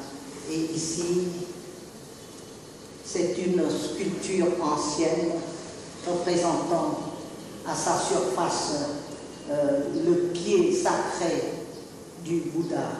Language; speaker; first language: French; non-native, local second language; Khmer